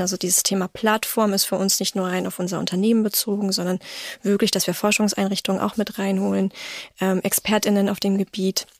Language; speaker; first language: German; native; German